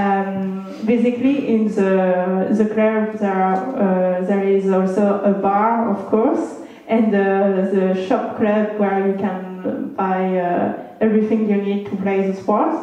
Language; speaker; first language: English; non-native, fluent; French